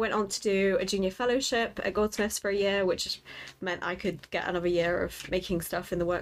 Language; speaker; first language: English; native; English